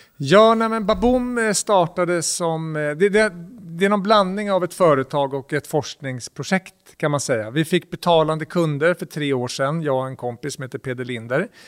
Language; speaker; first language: Swedish; native; Swedish